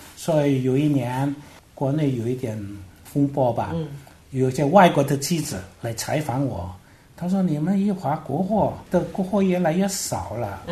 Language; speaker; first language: Chinese; non-native, local second language; Hakka Chinese